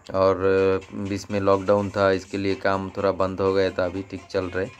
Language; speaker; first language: Hindi; non-native, local second language; Tamil